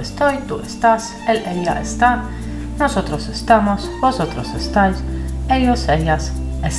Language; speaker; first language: Spanish; non-native, fluent; Polish